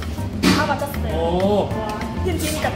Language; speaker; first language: Korean; non-native, fluent; Vietnamese